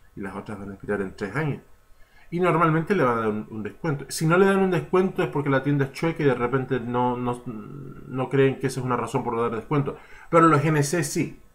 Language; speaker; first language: Spanish; early bilingual, heritage; Spanish